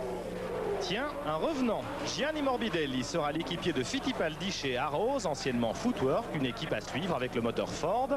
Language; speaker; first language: French; native; French